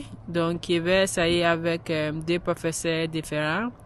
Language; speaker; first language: French; non-native, learner; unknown